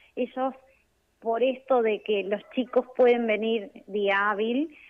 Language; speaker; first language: Spanish; native; Spanish